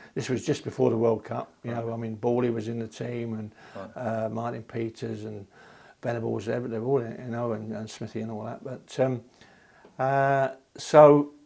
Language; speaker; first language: English; native; English